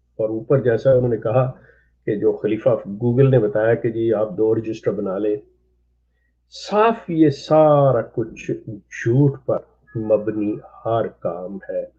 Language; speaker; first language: Urdu; native; Urdu